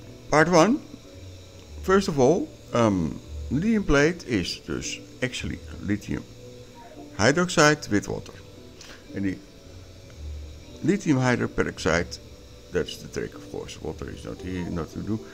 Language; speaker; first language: English; non-native, learner; Dutch